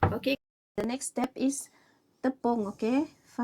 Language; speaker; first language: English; non-native, learner; Malay